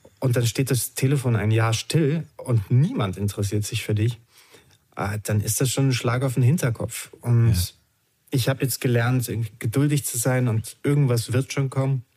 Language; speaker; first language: German; early bilingual, other home language; Romanian